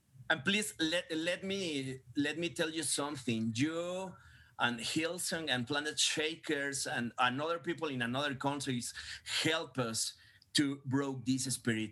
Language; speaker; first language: English; non-native, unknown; Spanish